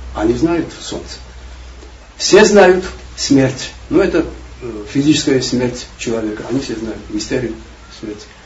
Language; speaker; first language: Russian; non-native, local second language; Georgian